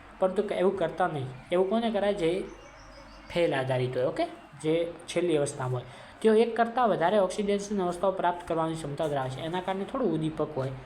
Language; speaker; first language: Gujarati; non-native, local second language; Marwari